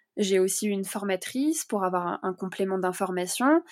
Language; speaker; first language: French; native; French